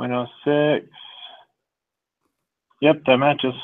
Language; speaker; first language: English; native; English